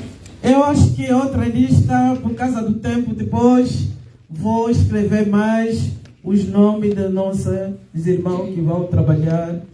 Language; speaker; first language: Portuguese; non-native, local second language; Lingala